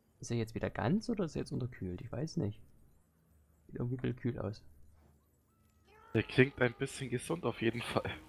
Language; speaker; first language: German; native; German